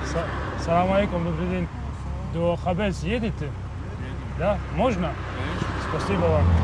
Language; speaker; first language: Russian; non-native, learner; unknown